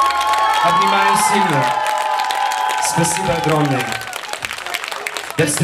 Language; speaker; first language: Russian; non-native, learner; Bulgarian